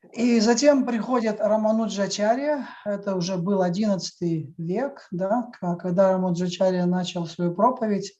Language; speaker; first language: Russian; native; Russian